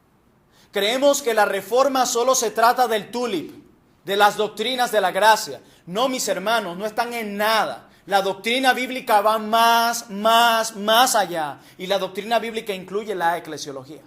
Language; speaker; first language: Spanish; native; Spanish